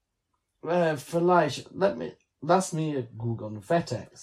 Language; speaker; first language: German; non-native, learner; English